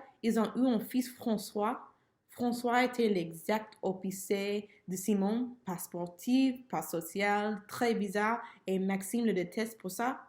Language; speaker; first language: French; non-native, learner; English